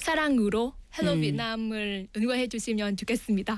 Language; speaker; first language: Korean; non-native, fluent; Vietnamese